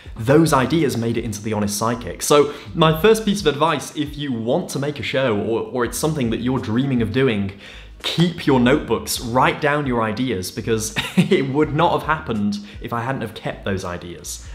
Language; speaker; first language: English; native; English